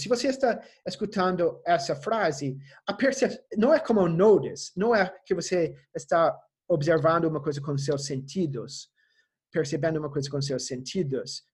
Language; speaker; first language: Portuguese; non-native, fluent; English